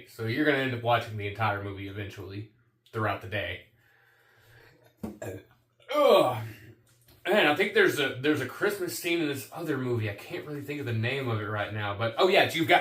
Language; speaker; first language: English; native; English